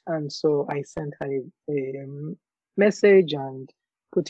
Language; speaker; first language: English; non-native, local second language; Ganda